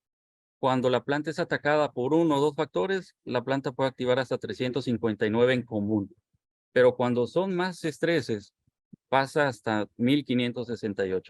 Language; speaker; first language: Spanish; native; Spanish